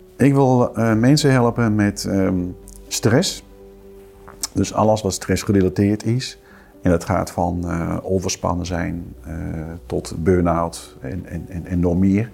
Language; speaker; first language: Dutch; non-native, fluent; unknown